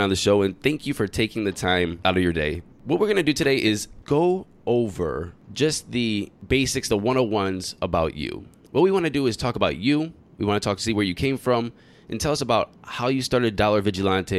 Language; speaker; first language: English; native; English